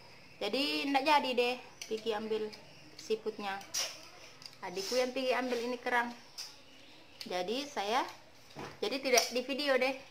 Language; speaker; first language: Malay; non-native, local second language; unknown